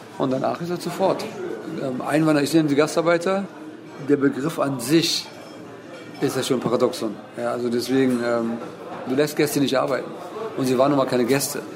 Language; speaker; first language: German; early bilingual, other home language; Turkish